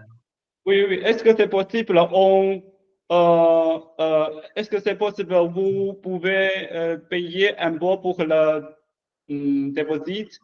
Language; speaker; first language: French; non-native, learner; Chinese